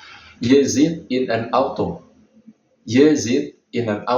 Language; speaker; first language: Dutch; non-native, fluent; Indonesian